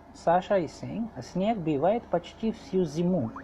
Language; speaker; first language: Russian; non-native, fluent; Hindi